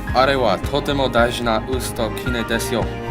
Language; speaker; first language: Japanese; non-native, learner; English